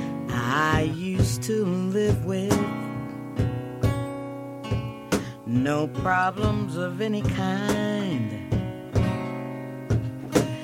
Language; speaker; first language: English; native; English